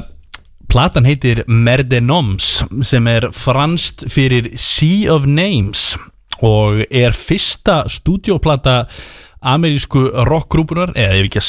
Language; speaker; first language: Icelandic; native; Icelandic